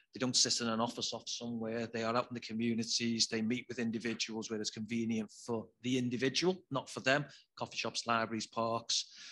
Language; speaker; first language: English; native; English